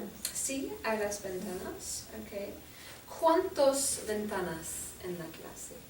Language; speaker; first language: Spanish; non-native, fluent; English